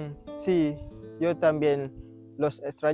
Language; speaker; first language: Spanish; non-native, learner; Malay